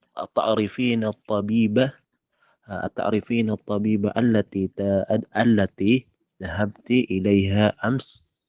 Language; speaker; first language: Arabic; non-native, learner; Filipino